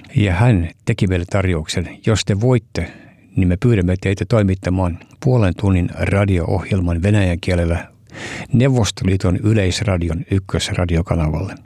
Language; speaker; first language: Finnish; early bilingual, heritage; Finnish